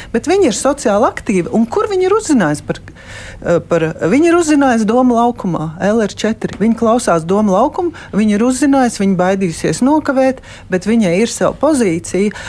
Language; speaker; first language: Latvian; native; Latvian